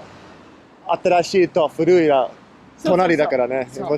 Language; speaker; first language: Japanese; non-native, learner; English